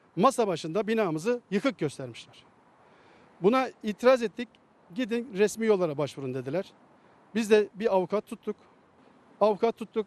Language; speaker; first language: Turkish; native; Turkish